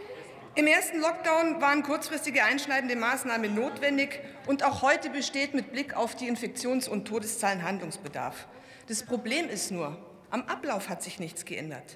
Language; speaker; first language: German; native; German